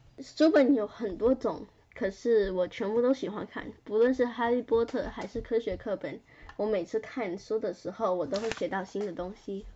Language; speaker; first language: Chinese; early bilingual, heritage; Chinese